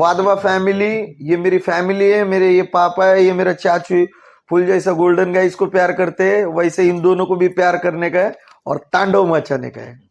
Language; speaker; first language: Hindi; non-native, local second language; Marathi